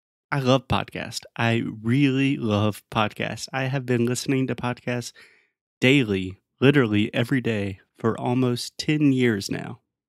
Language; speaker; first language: English; native; English